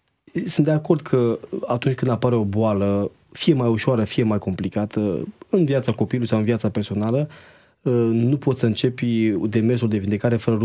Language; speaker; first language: Romanian; native; Romanian